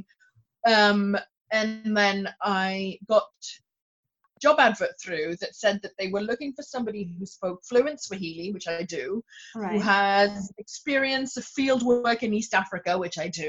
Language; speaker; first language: English; non-native, local second language; Swahili